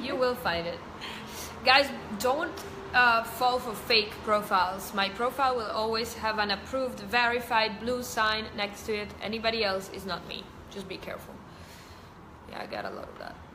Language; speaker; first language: English; non-native, fluent; Russian